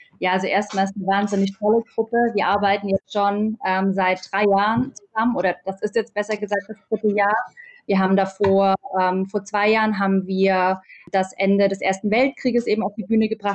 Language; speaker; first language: German; native; German